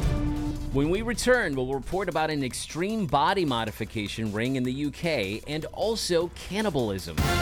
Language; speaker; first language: English; native; English